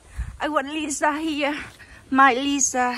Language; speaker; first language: English; non-native, learner; Vietnamese